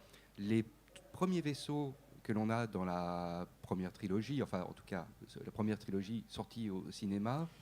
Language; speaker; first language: French; native; French